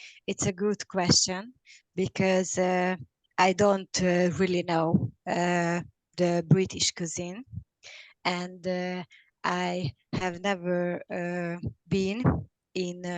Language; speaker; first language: English; non-native, learner; Hungarian